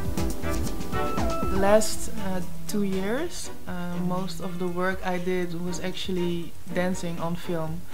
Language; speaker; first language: English; non-native, fluent; Dutch